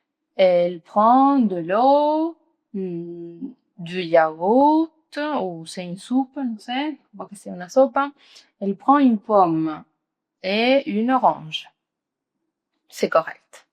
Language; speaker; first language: French; non-native, fluent; Spanish